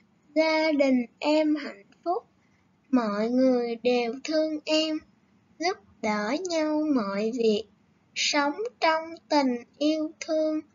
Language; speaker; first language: Vietnamese; native; Vietnamese